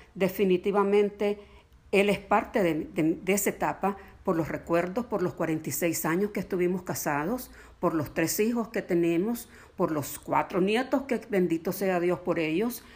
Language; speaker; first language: Spanish; native; Spanish